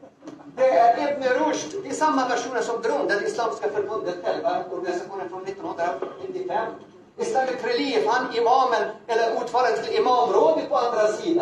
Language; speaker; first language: Swedish; non-native, fluent; Arabic